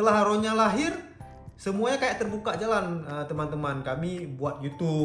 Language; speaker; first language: Indonesian; native; Indonesian